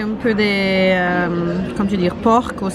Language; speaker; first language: French; non-native, learner; Italian